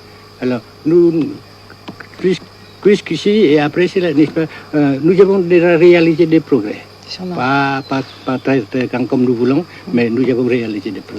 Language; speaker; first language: French; non-native, fluent; Vietnamese